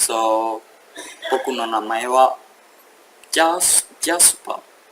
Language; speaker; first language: Japanese; non-native, learner; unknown